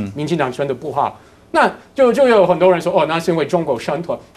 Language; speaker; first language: Chinese; non-native, fluent; English